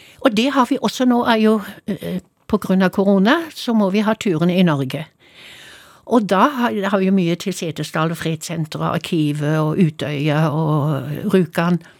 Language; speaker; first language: Norwegian; non-native, fluent; German